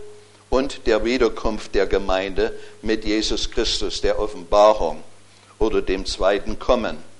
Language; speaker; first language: German; native; German